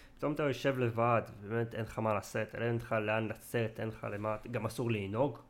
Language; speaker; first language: Hebrew; native; Hebrew